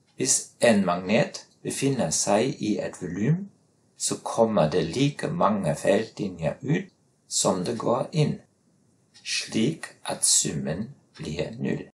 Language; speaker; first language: Norwegian; non-native, fluent; German